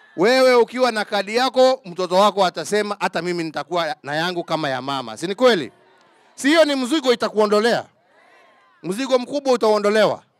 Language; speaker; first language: Swahili; non-native, local second language; Kikuyu